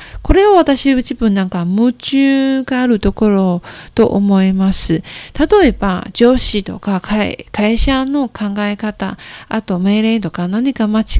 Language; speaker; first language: Japanese; non-native, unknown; Chinese